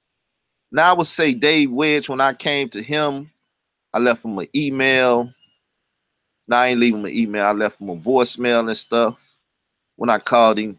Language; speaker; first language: English; native; English